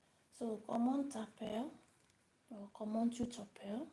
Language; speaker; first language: French; non-native, learner; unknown